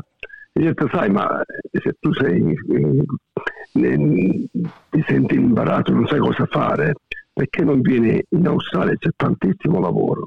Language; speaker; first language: Italian; native; Italian